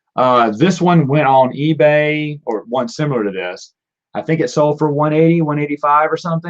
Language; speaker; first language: English; native; English